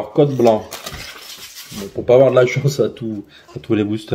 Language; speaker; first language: French; native; French